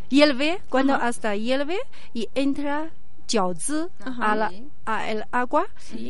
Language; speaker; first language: Spanish; non-native, learner; Chinese